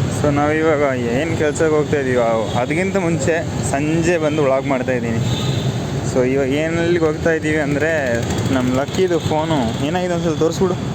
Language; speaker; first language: Kannada; native; Kannada